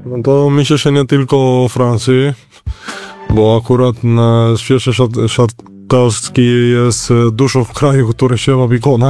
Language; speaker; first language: Polish; non-native, learner; Spanish